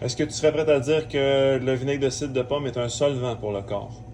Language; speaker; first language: French; native; French